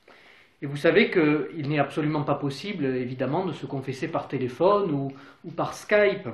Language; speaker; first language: French; native; French